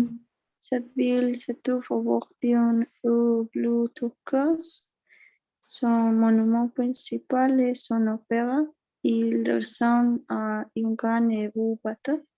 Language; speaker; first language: French; non-native, learner; Spanish